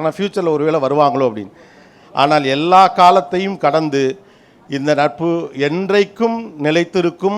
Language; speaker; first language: Tamil; native; Tamil